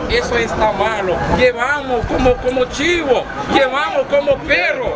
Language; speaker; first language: Spanish; non-native, learner; Haitian Creole